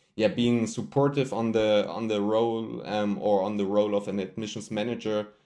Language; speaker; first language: English; non-native, fluent; German